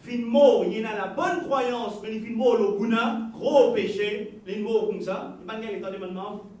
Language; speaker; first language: French; non-native, local second language; Haitian Creole